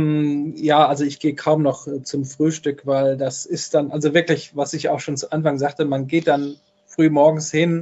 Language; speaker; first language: German; native; German